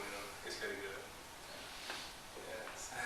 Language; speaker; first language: English; non-native, learner; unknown